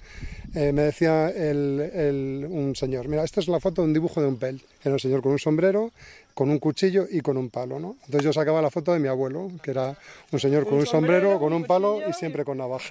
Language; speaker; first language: Spanish; native; Spanish